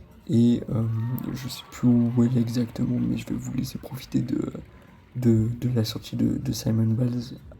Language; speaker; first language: French; native; French